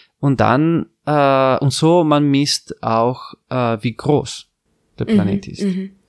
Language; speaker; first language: German; non-native, fluent; Italian